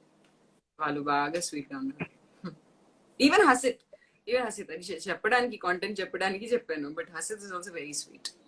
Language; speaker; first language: Telugu; non-native, fluent; Tamil